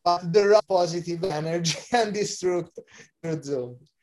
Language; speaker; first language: English; non-native, learner; Italian